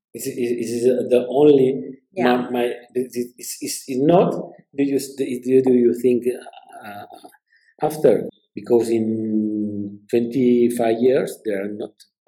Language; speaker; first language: English; non-native, learner; Spanish